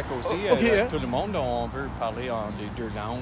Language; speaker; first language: French; non-native, local second language; English